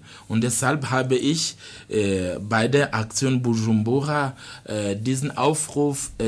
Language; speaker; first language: German; non-native, fluent; Rundi